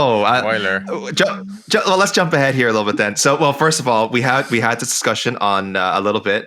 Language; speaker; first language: English; native; English